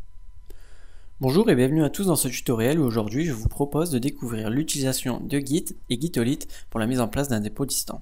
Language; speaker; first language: French; native; French